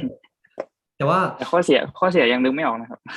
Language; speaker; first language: Thai; native; Thai